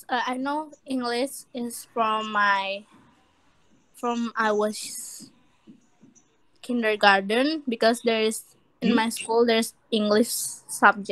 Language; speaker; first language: English; non-native, learner; Indonesian